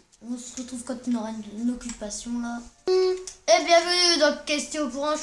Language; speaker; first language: French; native; French